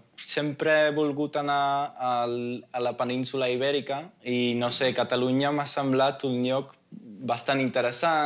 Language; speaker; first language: Catalan; non-native, fluent; Hungarian